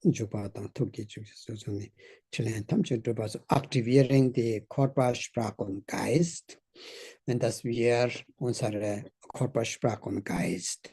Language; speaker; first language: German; non-native, learner; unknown